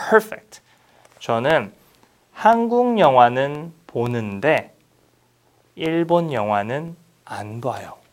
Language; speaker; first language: Korean; non-native, fluent; English